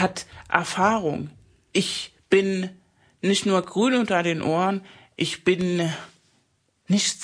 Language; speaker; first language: German; non-native, fluent; Spanish